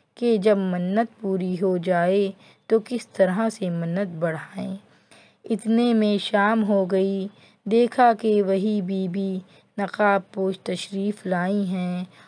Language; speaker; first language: Urdu; native; Urdu